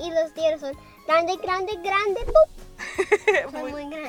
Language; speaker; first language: Spanish; early bilingual, heritage; Spanish